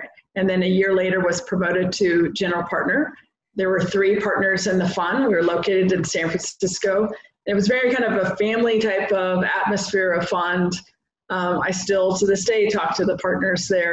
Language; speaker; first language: English; native; English